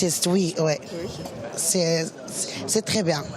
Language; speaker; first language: French; non-native, learner; Arabic